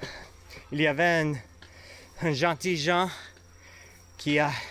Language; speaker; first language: French; non-native, learner; English